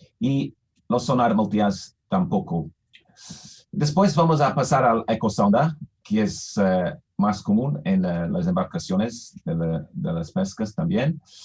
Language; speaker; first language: Spanish; non-native, fluent; English